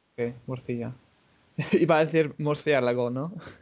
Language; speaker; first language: Spanish; non-native, fluent; English